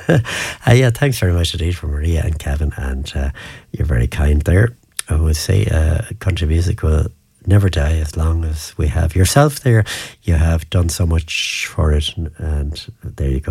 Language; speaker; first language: English; native; English